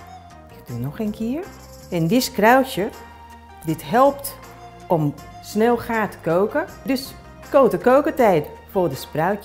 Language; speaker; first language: Dutch; non-native, learner; Japanese